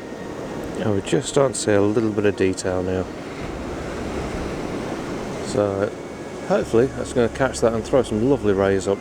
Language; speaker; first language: English; native; English